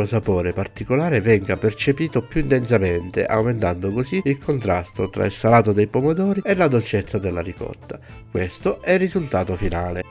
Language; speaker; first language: Italian; native; Italian